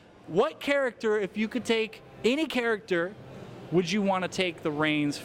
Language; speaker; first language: English; native; English